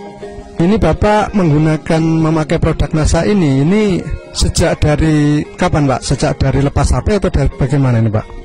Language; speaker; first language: Indonesian; native; Indonesian